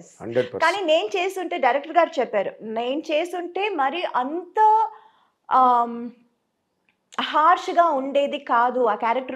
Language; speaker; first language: Telugu; non-native, local second language; Tamil